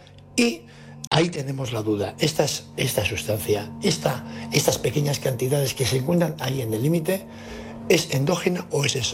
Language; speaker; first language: Spanish; native; Spanish